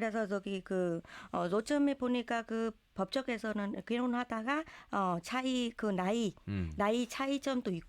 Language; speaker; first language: Korean; non-native, learner; Vietnamese